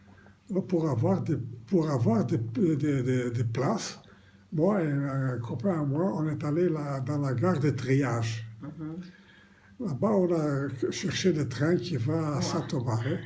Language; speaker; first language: French; non-native, fluent; Romanian